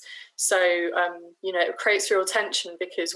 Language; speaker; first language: English; native; English